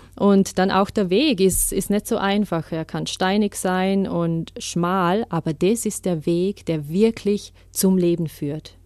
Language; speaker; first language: German; native; German